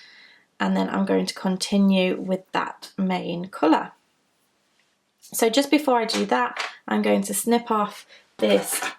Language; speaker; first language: English; native; English